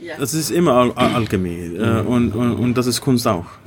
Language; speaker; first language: German; non-native, learner; Dutch